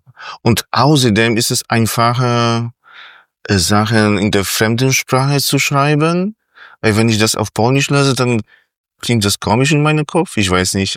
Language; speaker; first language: German; non-native, fluent; Polish